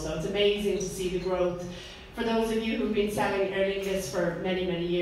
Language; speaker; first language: English; native; English